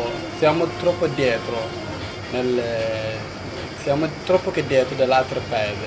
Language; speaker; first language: Italian; non-native, learner; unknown